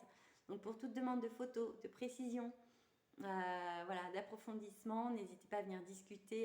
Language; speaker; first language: French; native; French